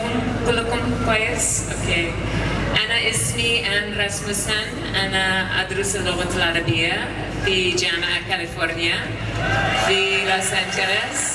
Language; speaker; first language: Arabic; non-native, learner; English